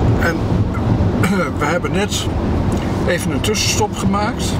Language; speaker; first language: Dutch; native; Dutch